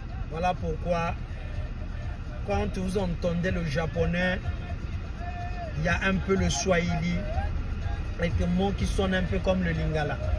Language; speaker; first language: French; non-native, local second language; Kongo